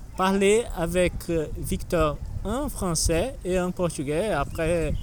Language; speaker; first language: French; non-native, learner; Portuguese